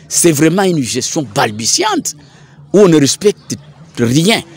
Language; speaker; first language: French; non-native, local second language; Swahili